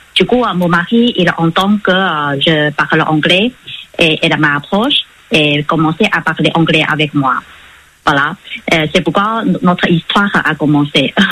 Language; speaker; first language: French; non-native, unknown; Chinese